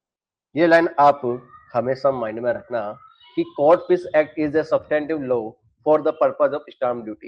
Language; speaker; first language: Hindi; native; Hindi